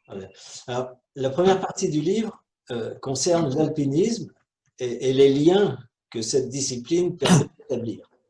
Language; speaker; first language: French; native; French